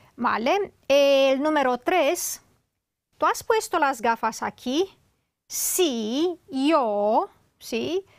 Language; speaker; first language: Spanish; non-native, fluent; Romanian